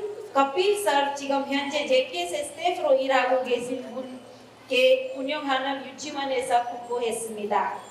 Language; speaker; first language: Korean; non-native, learner; Hindi